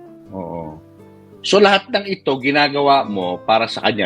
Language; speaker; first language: Filipino; native; Filipino